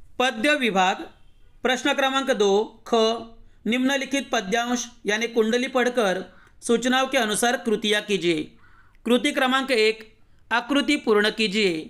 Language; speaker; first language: Hindi; non-native, local second language; Marathi